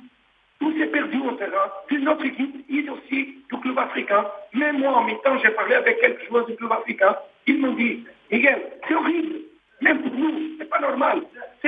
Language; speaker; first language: French; non-native, learner; Portuguese